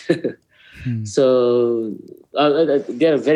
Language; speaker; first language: English; non-native, local second language; Manipuri